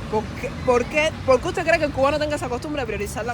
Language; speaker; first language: Spanish; native; Spanish